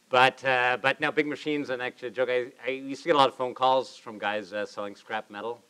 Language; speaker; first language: English; native; English